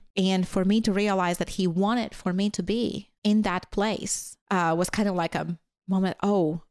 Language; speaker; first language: English; non-native, fluent; Latvian